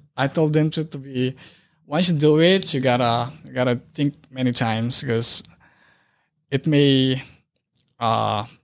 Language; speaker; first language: English; non-native, local second language; Filipino